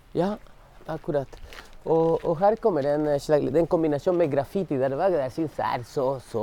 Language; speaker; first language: Norwegian; non-native, fluent; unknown